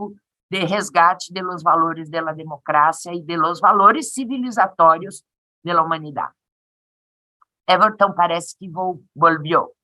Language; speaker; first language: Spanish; non-native, learner; Portuguese